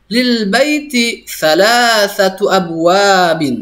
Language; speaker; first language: Arabic; non-native, fluent; Indonesian